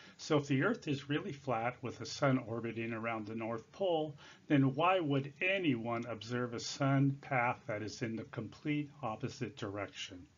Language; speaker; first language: English; native; English